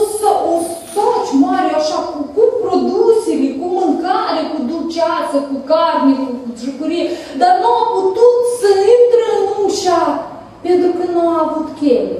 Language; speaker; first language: Romanian; non-native, learner; Russian